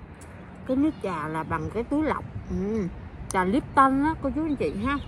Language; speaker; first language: Vietnamese; native; Vietnamese